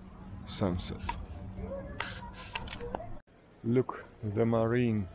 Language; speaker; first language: English; non-native, fluent; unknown